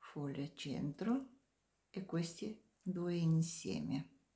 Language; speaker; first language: Italian; non-native, learner; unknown